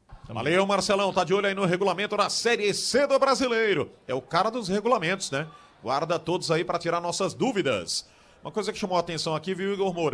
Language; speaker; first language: Portuguese; native; Portuguese